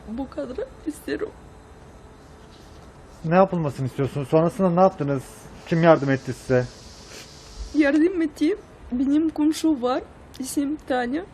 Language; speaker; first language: Turkish; non-native, learner; Russian